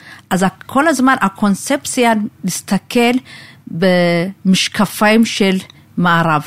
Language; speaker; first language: Hebrew; non-native, fluent; Amharic